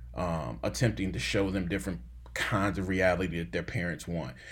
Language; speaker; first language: English; native; English